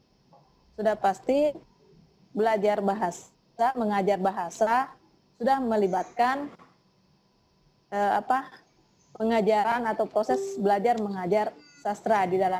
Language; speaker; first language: Indonesian; native; Indonesian